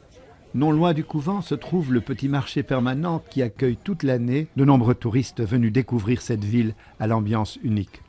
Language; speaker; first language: French; native; French